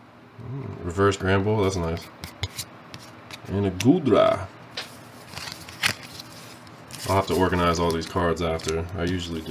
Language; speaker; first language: English; native; English